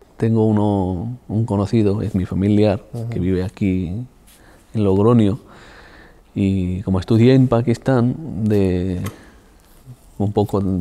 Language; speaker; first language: Spanish; non-native, fluent; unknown